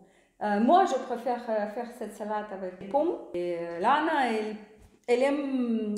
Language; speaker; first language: French; non-native, learner; Russian